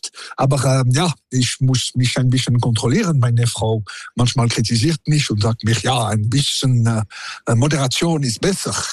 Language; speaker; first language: German; non-native, local second language; French